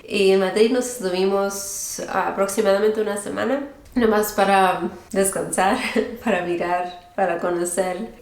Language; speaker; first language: Spanish; early bilingual, heritage; Spanish